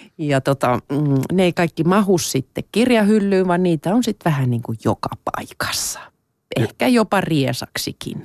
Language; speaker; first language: Finnish; non-native, local second language; Swedish